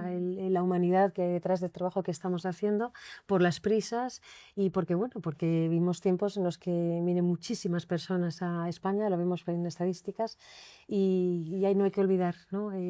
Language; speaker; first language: Spanish; native; Spanish